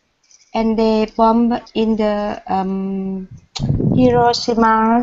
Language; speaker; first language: English; non-native, learner; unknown